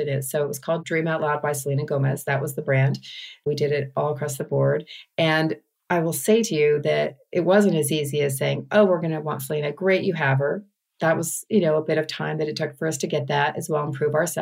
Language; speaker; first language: English; native; English